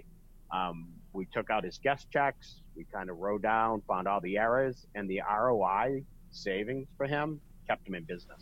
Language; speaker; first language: English; native; English